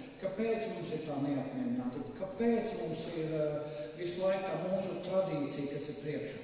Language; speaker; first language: Latvian; native; Latvian